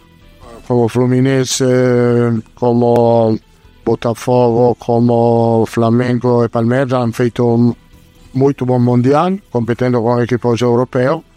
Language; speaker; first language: Portuguese; non-native, learner; Italian